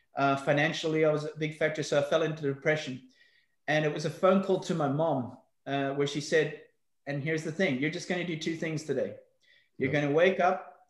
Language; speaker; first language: English; native; English